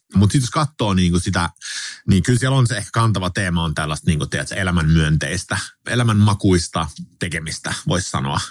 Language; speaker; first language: Finnish; early bilingual, heritage; Finnish